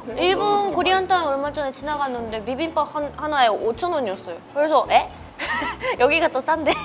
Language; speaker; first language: Korean; non-native, fluent; Japanese